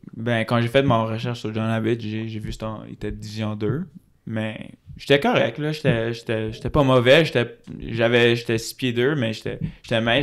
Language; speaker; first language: French; non-native, local second language; English